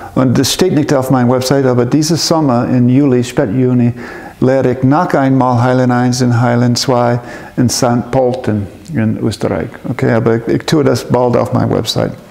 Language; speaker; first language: German; non-native, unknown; English